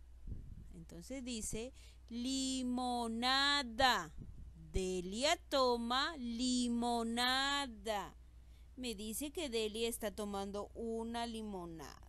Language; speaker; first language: Spanish; native; Spanish